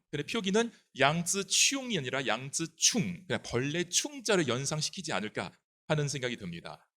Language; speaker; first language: Korean; non-native, fluent; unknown